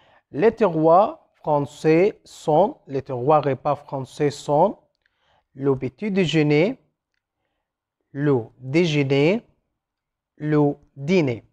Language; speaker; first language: French; non-native, fluent; Arabic